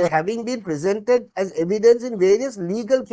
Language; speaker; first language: English; non-native, local second language; Sinhala